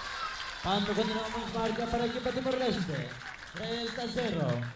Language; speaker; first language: Portuguese; non-native, local second language; Tetum